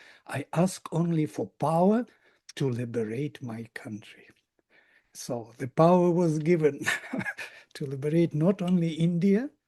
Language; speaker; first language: English; non-native, fluent; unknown